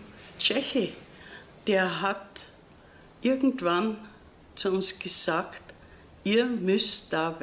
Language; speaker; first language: German; native; German